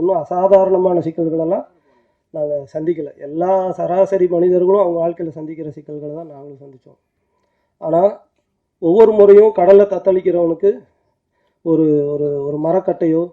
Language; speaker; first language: Tamil; native; Tamil